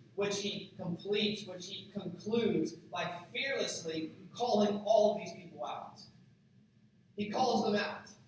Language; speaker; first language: English; native; English